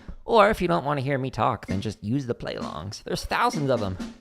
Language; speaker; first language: English; native; English